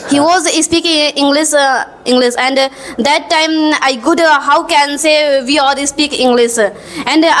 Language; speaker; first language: English; non-native, learner; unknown